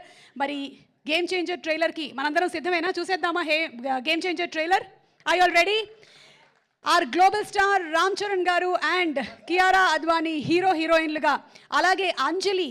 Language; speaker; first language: Telugu; native; Telugu